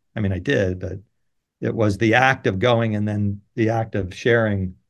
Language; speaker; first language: English; native; English